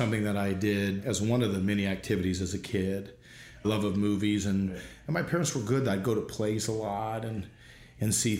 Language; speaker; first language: English; native; English